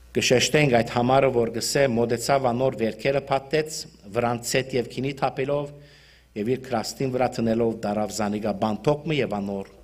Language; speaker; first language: Armenian; early bilingual, heritage; Armenian